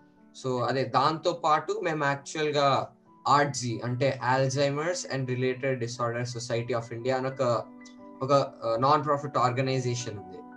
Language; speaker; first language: Telugu; native; Telugu